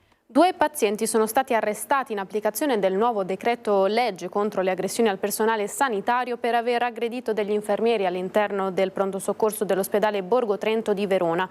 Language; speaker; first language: Italian; native; Italian